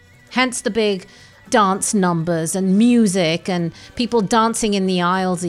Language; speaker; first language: English; native; English